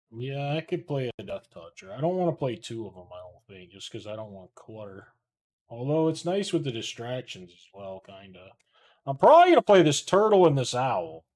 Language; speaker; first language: English; native; English